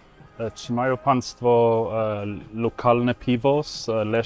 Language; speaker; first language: Polish; non-native, learner; Norwegian